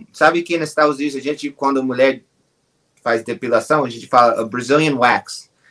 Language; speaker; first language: Portuguese; non-native, fluent; English